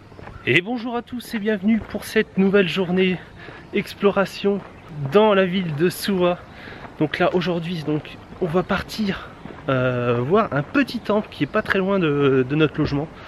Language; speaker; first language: French; native; French